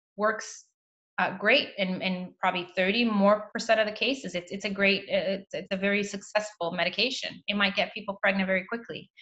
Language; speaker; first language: English; native; English